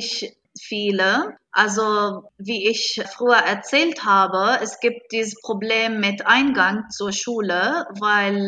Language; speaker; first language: German; non-native, fluent; Arabic